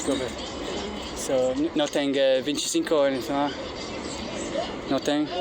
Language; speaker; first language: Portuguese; non-native, learner; English